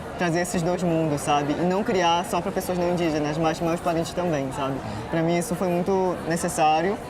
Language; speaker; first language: Portuguese; non-native, local second language; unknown